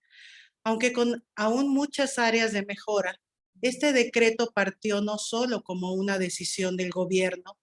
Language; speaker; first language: Spanish; native; Spanish